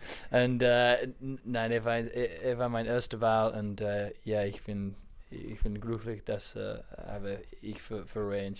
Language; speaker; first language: German; non-native, learner; English